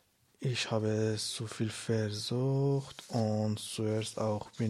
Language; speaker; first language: German; non-native, learner; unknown